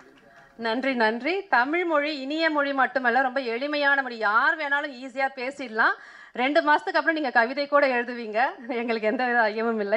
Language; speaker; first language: Tamil; native; Tamil